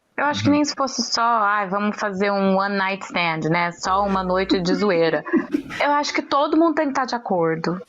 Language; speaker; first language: Portuguese; native; Portuguese